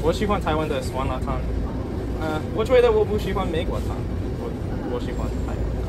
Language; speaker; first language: Chinese; non-native, learner; English